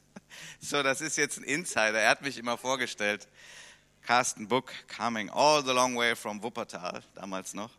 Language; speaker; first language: German; native; German